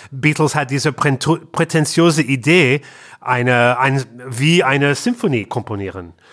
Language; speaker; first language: German; non-native, learner; English